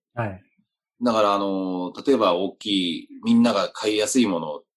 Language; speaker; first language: Japanese; native; Japanese